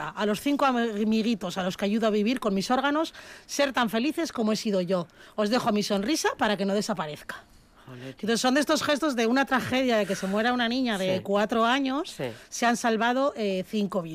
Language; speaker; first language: Spanish; native; Spanish